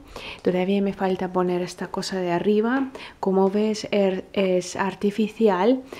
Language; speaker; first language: Spanish; non-native, fluent; Russian